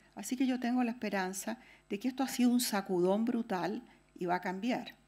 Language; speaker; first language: Spanish; native; Spanish